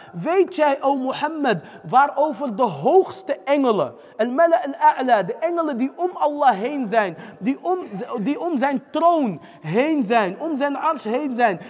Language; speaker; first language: Dutch; early bilingual, other home language; Arabic